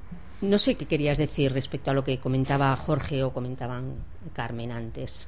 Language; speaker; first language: Spanish; native; Spanish